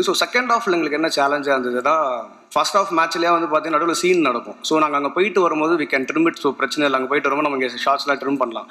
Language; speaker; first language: Tamil; native; Tamil